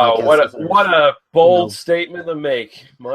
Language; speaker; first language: English; native; English